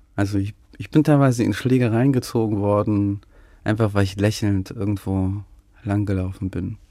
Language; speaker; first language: German; early bilingual, other home language; Russian